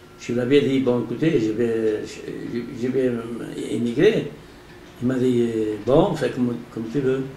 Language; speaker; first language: French; non-native, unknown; Portuguese